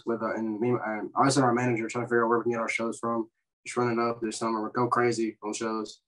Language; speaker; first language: English; native; English